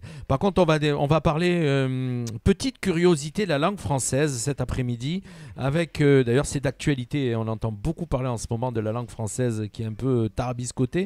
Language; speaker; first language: French; native; French